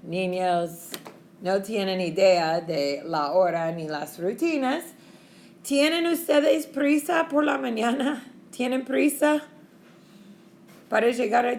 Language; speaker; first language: Spanish; non-native, fluent; English